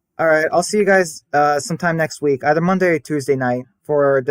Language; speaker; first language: English; native; English